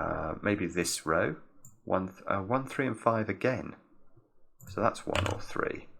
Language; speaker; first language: English; native; English